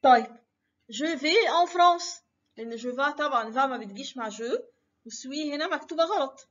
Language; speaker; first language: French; non-native, fluent; Arabic